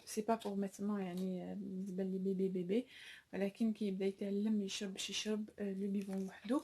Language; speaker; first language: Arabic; native; Arabic